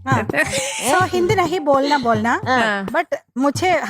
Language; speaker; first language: Hindi; non-native, learner; Malayalam